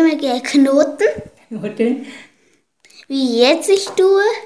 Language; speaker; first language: German; early bilingual, heritage; German